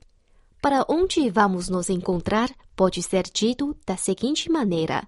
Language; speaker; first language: Portuguese; non-native, fluent; Chinese